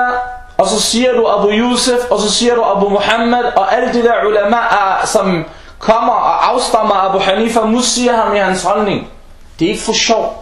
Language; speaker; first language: Danish; non-native, fluent; Arabic